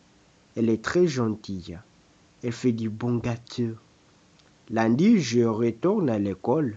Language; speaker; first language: French; non-native, fluent; Portuguese